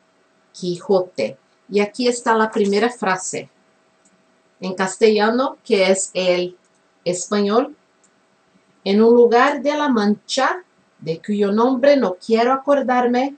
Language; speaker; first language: Spanish; non-native, fluent; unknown